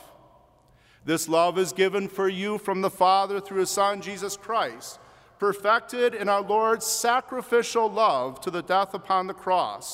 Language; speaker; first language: English; native; English